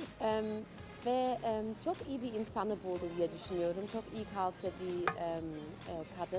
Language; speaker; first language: Turkish; non-native, fluent; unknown